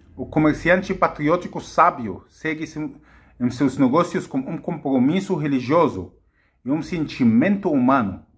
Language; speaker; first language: Portuguese; non-native, fluent; Arabic